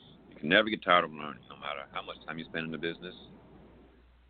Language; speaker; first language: English; native; English